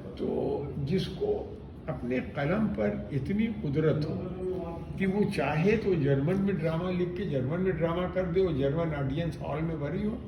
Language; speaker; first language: Urdu; native; Urdu